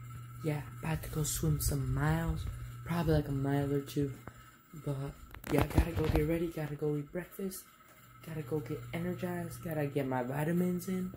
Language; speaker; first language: English; native; English